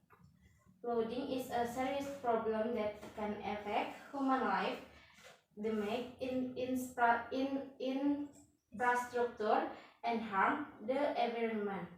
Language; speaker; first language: English; non-native, learner; Indonesian